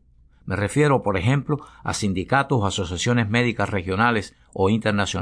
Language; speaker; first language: Spanish; native; Spanish